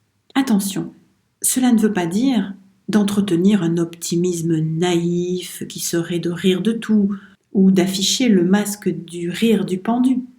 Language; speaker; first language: French; native; French